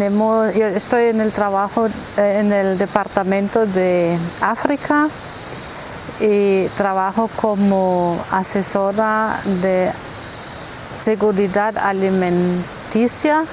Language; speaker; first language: Spanish; non-native, fluent; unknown